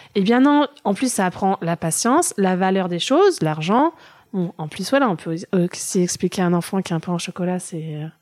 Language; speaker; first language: French; early bilingual, other home language; German